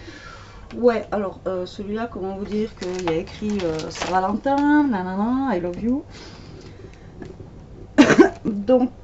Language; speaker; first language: French; native; French